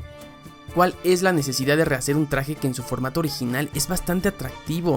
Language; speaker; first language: Spanish; native; Spanish